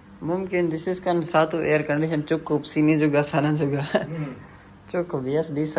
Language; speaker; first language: Indonesian; non-native, learner; Urdu